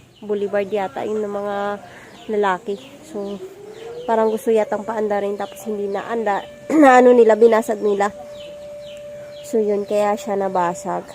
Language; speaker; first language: Filipino; non-native, local second language; Bikol